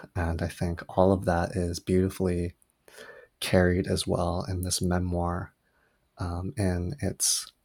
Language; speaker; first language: English; native; English